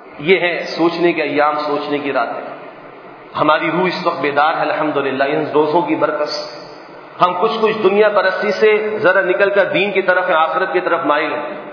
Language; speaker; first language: Urdu; native; Urdu